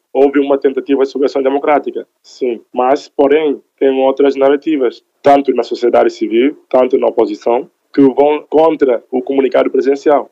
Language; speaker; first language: Portuguese; non-native, local second language; Upper Guinea Crioulo